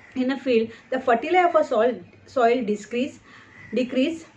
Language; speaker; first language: English; non-native, local second language; Marathi